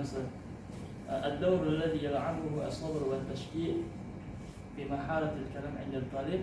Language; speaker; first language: Arabic; non-native, learner; Indonesian